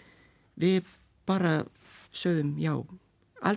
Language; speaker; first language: Icelandic; non-native, learner; Lithuanian